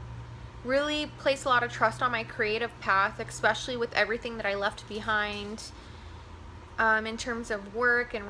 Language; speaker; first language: English; native; English